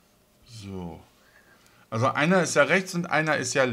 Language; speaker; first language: German; native; German